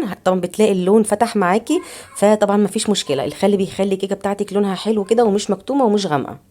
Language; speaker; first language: Arabic; native; Arabic